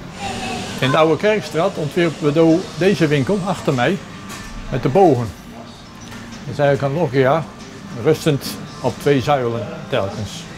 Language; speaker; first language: Dutch; native; Dutch